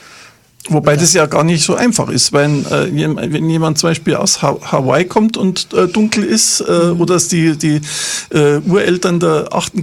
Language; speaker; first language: German; native; German